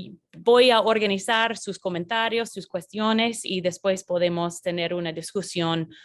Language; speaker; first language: Spanish; non-native, fluent; English